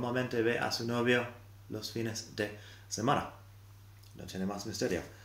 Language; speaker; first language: Spanish; non-native, fluent; English